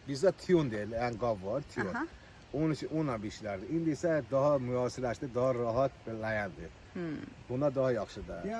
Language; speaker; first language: Azerbaijani; non-native, local second language; Talysh